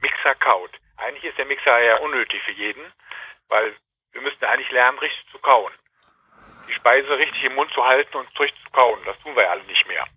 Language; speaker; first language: German; native; German